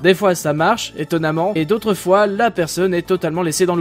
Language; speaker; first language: French; native; French